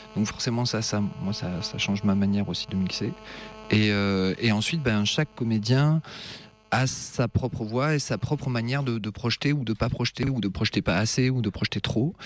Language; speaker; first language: French; native; French